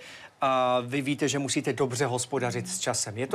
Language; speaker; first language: Czech; native; Czech